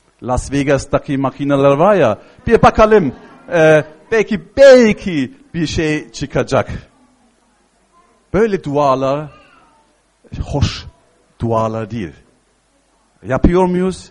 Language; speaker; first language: Turkish; non-native, fluent; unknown